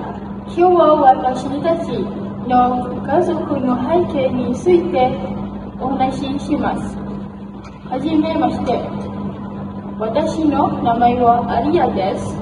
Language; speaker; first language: Japanese; non-native, learner; Malay